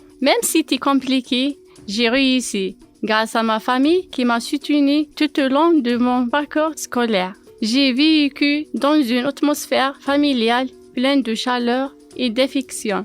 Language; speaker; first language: French; non-native, learner; Kabyle